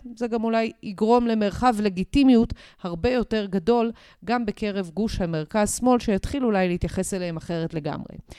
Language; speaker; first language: Hebrew; native; Hebrew